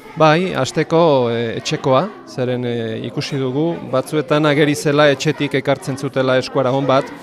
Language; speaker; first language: Basque; native; Basque